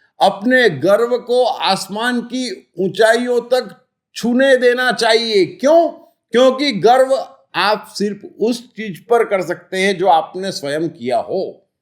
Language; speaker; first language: Hindi; native; Hindi